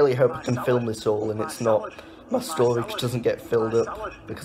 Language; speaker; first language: English; native; English